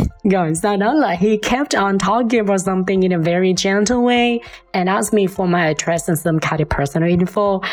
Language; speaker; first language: English; non-native, fluent; Vietnamese